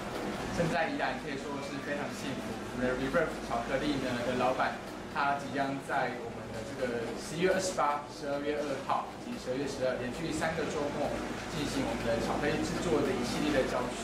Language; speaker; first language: Chinese; native; Chinese